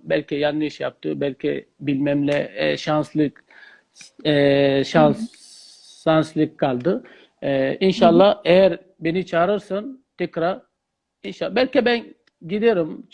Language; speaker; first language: Turkish; non-native, learner; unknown